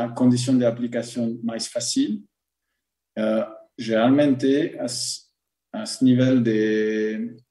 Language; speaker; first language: Portuguese; non-native, learner; French